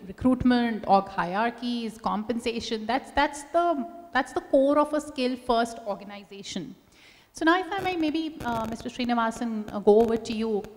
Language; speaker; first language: English; non-native, local second language; Hindi